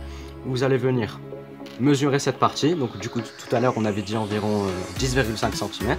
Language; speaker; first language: French; native; French